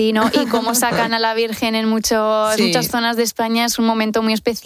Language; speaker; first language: Spanish; native; Spanish